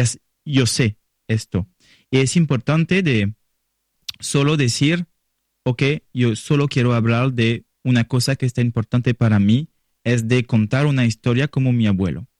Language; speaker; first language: Spanish; non-native, learner; French